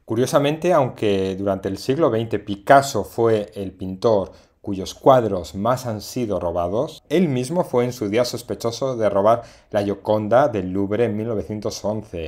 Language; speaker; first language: Spanish; native; Spanish